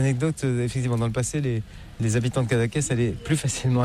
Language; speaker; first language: French; native; French